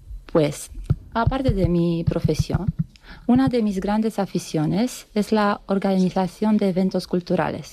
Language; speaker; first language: Spanish; non-native, fluent; Romanian